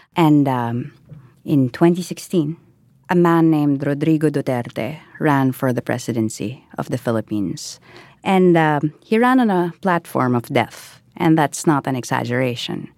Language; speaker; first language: English; non-native, local second language; Filipino